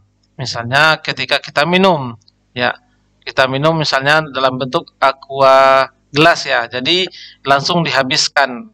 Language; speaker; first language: Indonesian; native; Indonesian